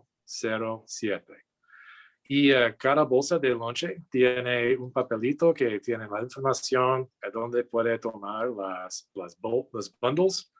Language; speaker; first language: Spanish; non-native, learner; English